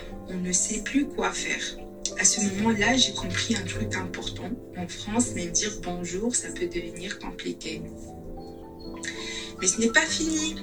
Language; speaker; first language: French; non-native, local second language; Arabic